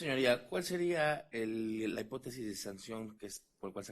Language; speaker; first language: Spanish; native; Spanish